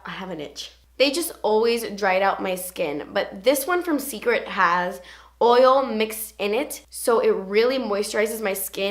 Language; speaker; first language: English; native; English